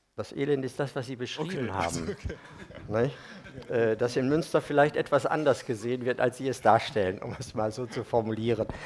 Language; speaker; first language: German; native; German